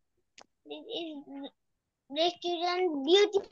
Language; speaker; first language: English; non-native, learner; Bangla